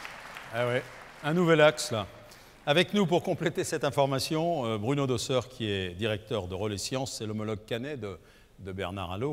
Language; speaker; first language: French; native; French